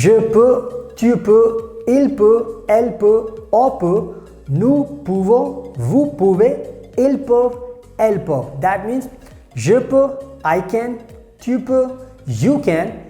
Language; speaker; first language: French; non-native, fluent; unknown